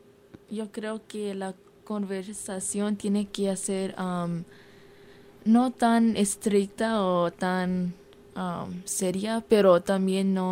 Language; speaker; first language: Spanish; early bilingual, heritage; Spanish